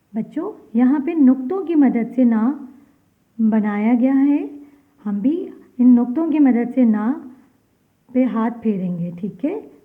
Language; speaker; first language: Hindi; native; Hindi